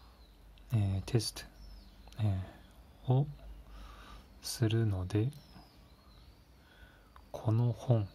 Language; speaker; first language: Japanese; non-native, learner; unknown